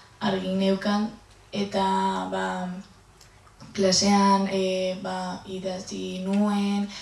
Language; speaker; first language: Basque; non-native, learner; English